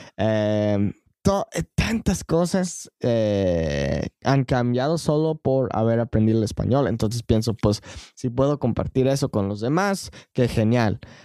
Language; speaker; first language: Spanish; non-native, fluent; English